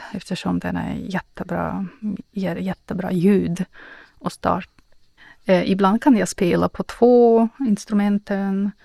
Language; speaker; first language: Swedish; non-native, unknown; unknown